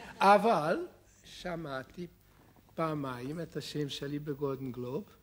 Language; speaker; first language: Hebrew; non-native, fluent; Hungarian